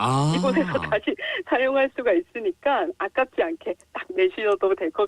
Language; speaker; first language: Korean; native; Korean